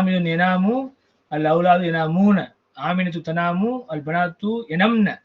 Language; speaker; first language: Arabic; non-native, fluent; Tamil